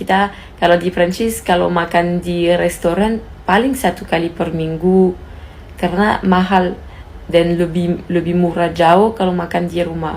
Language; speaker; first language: Indonesian; non-native, fluent; French